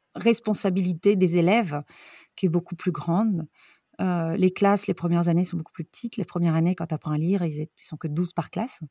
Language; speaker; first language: French; native; French